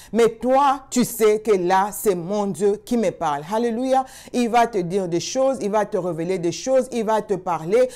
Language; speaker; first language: French; non-native, local second language; Swahili